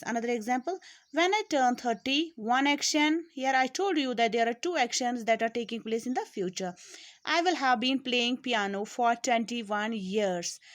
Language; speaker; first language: English; non-native, local second language; Urdu